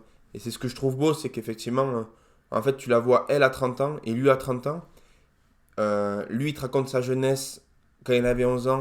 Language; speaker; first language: French; native; French